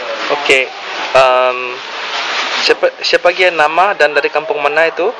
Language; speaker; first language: Indonesian; non-native, local second language; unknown